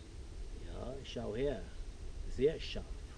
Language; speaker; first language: German; non-native, fluent; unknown